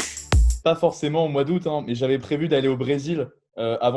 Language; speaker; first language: French; native; French